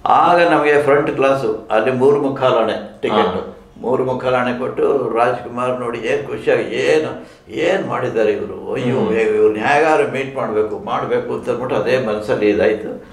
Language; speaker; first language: Kannada; native; Kannada